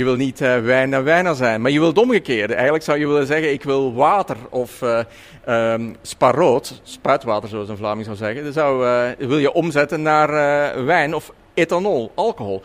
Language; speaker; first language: Dutch; native; Dutch